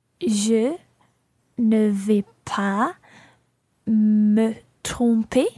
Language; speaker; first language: French; non-native, learner; English